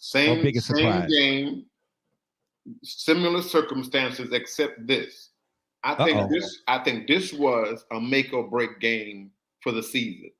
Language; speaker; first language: English; native; English